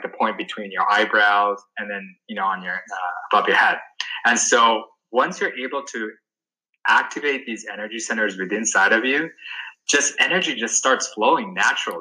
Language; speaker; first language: English; non-native, local second language; Sinhala